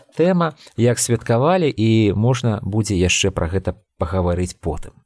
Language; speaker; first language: Belarusian; non-native, local second language; Russian